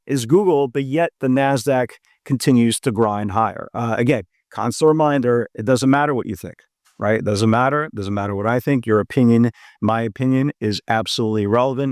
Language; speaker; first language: English; native; English